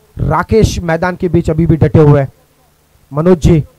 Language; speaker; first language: Hindi; non-native, local second language; Marathi